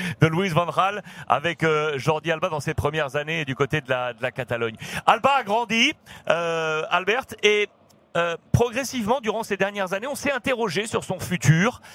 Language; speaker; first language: French; native; French